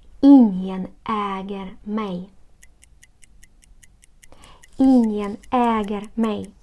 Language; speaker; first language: Swedish; non-native, learner; Ukrainian